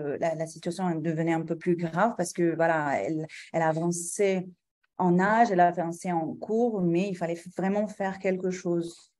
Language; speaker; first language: French; non-native, local second language; Arabic